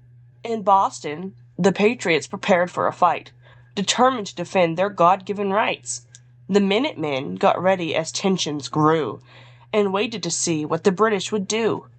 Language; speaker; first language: English; native; English